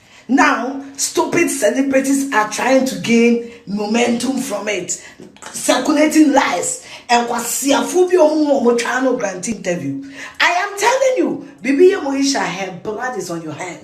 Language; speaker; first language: English; non-native, local second language; Akan